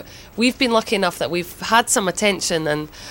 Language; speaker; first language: English; native; English